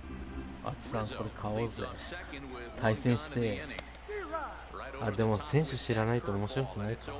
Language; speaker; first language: Japanese; native; Japanese